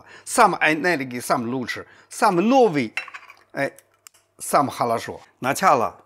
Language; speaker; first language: Russian; non-native, learner; Chinese